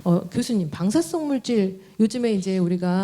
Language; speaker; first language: Korean; native; Korean